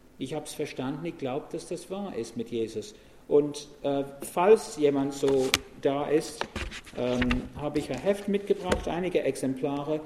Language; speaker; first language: German; non-native, fluent; English